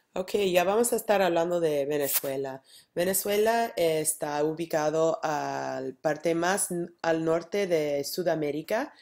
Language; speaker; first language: Spanish; non-native, learner; English